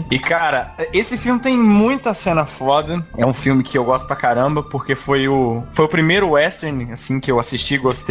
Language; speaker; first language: Portuguese; native; Portuguese